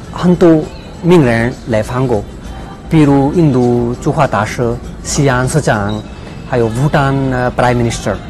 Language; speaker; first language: Chinese; non-native, fluent; Hindi